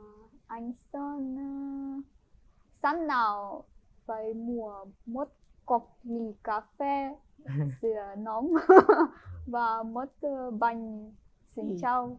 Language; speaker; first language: Vietnamese; non-native, fluent; Ukrainian